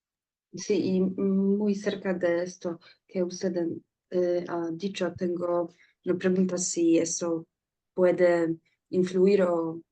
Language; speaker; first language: Spanish; non-native, learner; Polish